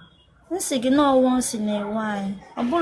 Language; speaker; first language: Igbo; native; Igbo